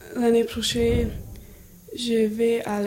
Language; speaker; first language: French; non-native, learner; English